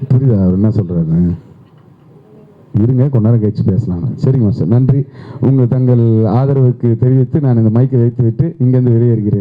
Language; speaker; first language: Tamil; native; Tamil